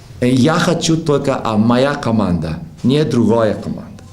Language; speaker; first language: Russian; non-native, learner; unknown